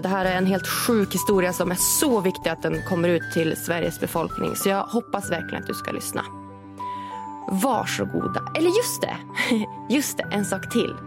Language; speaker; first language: Swedish; native; Swedish